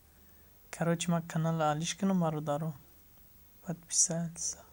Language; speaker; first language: Russian; non-native, learner; Tajik